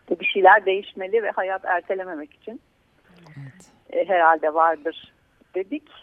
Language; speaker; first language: Turkish; native; Turkish